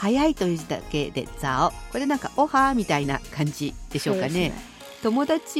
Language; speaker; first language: Japanese; native; Japanese